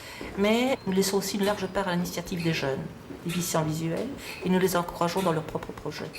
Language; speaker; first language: French; native; French